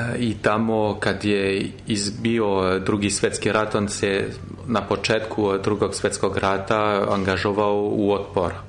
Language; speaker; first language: Serbian; non-native, fluent; French